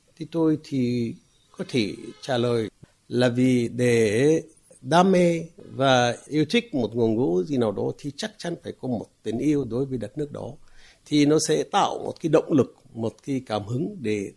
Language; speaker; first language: Vietnamese; non-native, fluent; Arabic